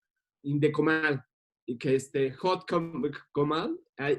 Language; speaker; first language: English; non-native, learner; Spanish